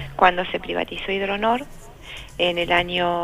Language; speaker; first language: Spanish; native; Spanish